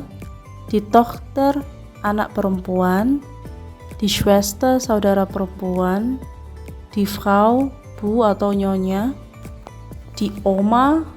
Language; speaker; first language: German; non-native, fluent; Indonesian